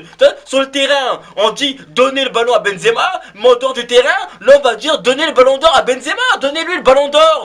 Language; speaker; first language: French; native; French